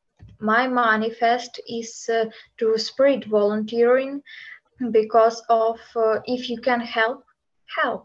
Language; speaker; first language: English; non-native, learner; Ukrainian